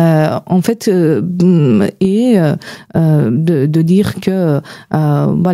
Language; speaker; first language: French; non-native, fluent; Persian